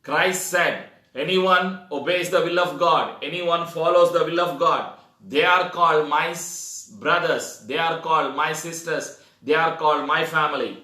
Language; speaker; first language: English; non-native, local second language; Telugu